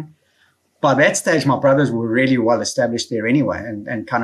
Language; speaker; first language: English; native; English